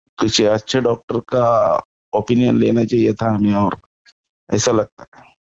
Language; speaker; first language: Hindi; non-native, local second language; Marathi